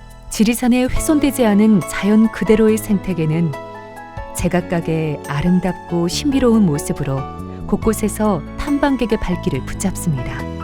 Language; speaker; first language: Korean; native; Korean